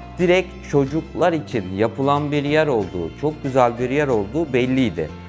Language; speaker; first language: Turkish; native; Turkish